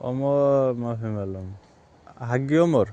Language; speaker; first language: Arabic; non-native, learner; Bangla